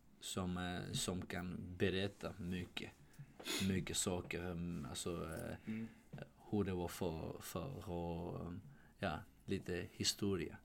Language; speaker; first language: Swedish; non-native, fluent; Georgian